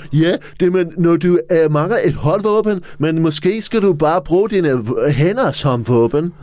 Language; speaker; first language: Danish; non-native, fluent; English